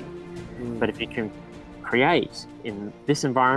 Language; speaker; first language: English; native; English